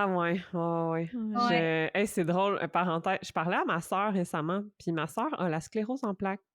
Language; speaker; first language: French; native; French